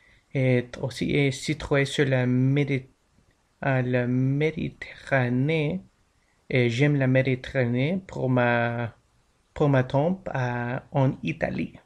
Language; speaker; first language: French; non-native, learner; English